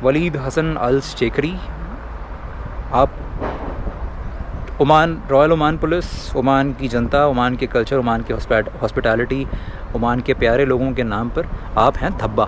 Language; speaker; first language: Hindi; native; Hindi